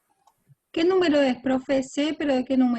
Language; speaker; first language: Spanish; native; Spanish